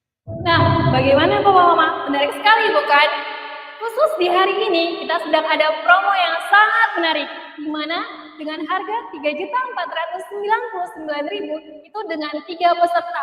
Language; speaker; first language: Indonesian; native; Indonesian